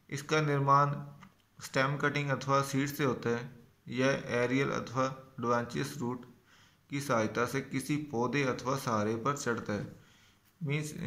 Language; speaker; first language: Hindi; non-native, local second language; Punjabi